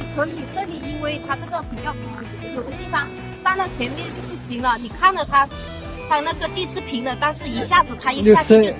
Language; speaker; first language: Chinese; native; Chinese